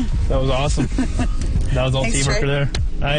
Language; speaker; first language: English; native; English